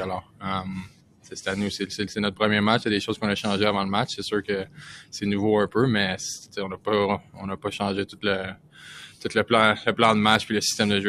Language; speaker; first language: French; native; French